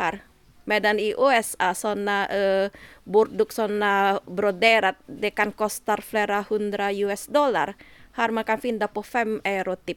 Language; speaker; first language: Swedish; non-native, learner; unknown